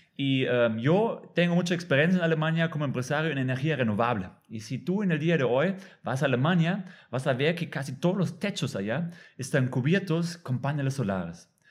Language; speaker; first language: Spanish; non-native, fluent; German